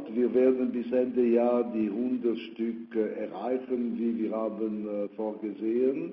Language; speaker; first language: German; non-native, fluent; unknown